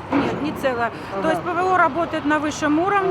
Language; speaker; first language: Russian; native; Russian